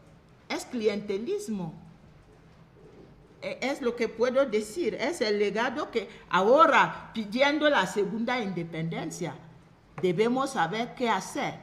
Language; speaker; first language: Spanish; non-native, fluent; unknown